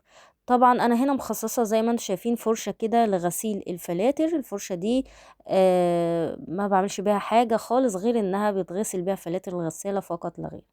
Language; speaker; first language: Arabic; native; Arabic